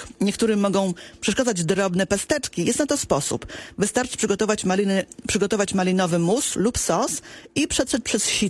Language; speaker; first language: Polish; native; Polish